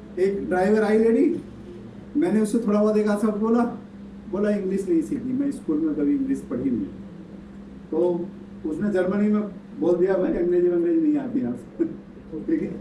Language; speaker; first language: Hindi; native; Hindi